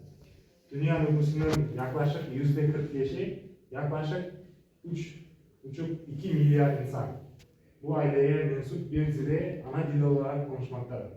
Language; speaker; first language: Turkish; non-native, learner; Uzbek